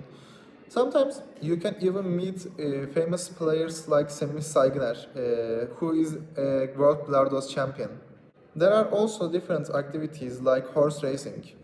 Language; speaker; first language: English; non-native, learner; Turkish